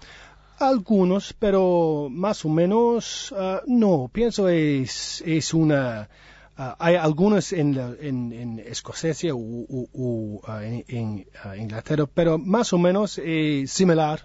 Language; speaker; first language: Spanish; non-native, learner; English